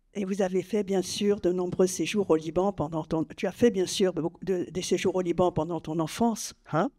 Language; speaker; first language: French; native; French